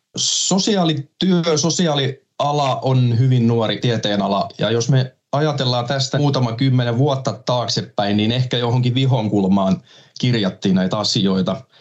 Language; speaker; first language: Finnish; native; Finnish